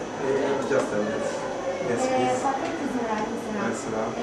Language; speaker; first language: English; non-native, fluent; Arabic